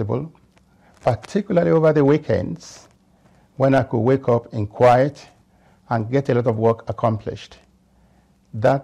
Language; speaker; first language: English; non-native, local second language; Yoruba